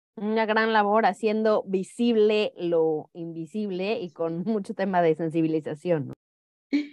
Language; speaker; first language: Spanish; native; Spanish